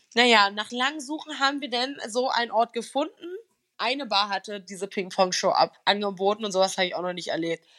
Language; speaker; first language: German; native; German